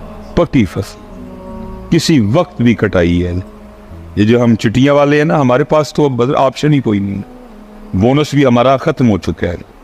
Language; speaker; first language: Hindi; non-native, local second language; Punjabi